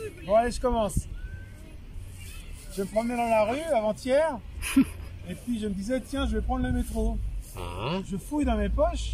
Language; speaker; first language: French; native; French